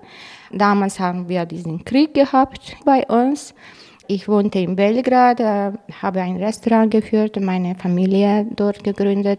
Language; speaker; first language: German; non-native, fluent; Croatian